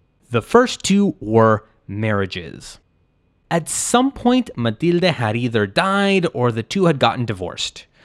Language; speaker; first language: English; native; English